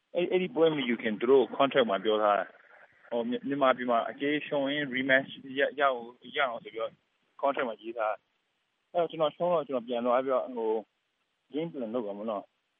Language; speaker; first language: Burmese; non-native, local second language; Kachin